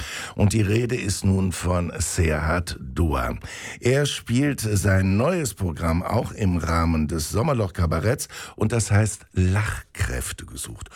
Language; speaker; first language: German; native; German